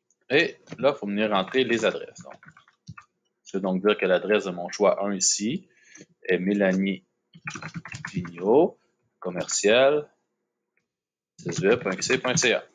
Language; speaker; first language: French; native; French